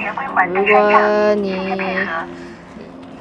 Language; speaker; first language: Chinese; non-native, learner; English